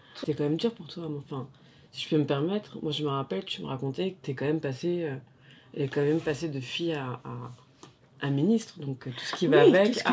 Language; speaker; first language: French; native; French